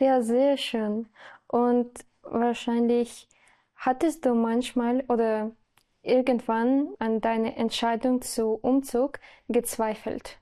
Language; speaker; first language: German; non-native, fluent; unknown